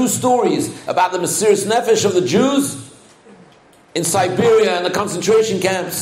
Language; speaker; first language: English; native; English